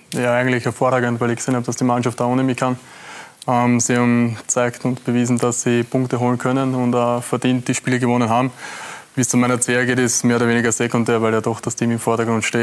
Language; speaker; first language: German; native; German